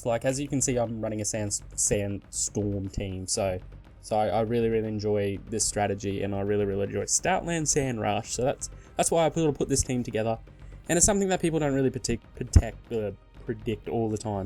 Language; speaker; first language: English; native; English